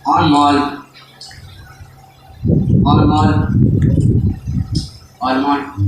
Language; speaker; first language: English; non-native, learner; Hindi